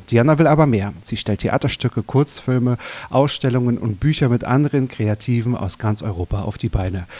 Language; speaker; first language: German; native; German